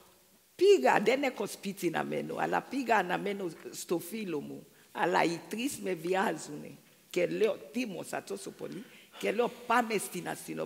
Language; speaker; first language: Greek; non-native, fluent; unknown